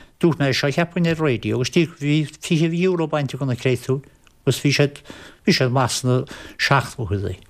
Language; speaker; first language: Irish; native; Irish